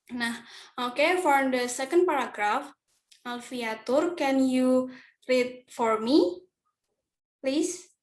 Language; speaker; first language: English; non-native, learner; Indonesian